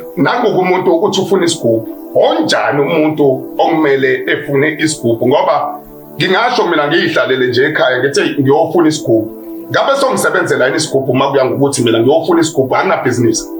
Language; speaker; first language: Zulu; native; Zulu